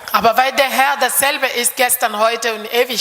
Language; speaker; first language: German; non-native, fluent; French